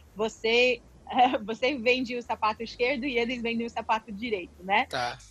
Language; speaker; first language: Portuguese; non-native, fluent; English